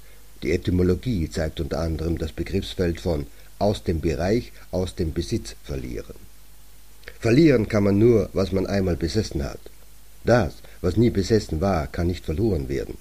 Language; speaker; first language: German; native; German